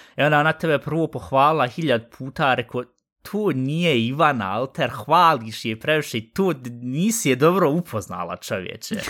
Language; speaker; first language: Bosnian; early bilingual, heritage; Bosnian